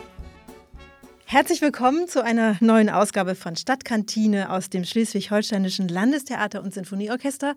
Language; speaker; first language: German; native; German